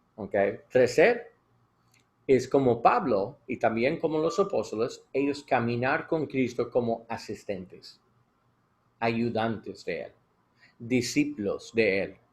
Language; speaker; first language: Spanish; non-native, learner; English